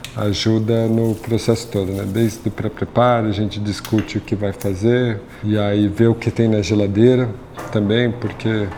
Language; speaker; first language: Portuguese; native; Portuguese